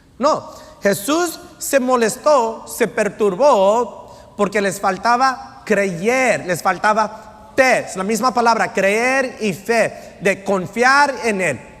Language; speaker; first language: Spanish; non-native, fluent; English